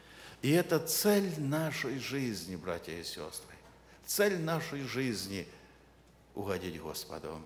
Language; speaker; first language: Russian; non-native, local second language; Ukrainian